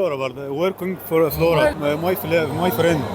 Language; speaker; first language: English; non-native, learner; Arabic